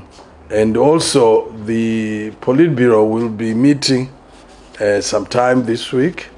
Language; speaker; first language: English; non-native, local second language; Shona